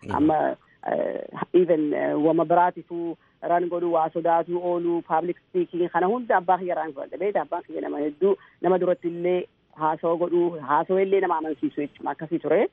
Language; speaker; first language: Oromo; early bilingual, heritage; Oromo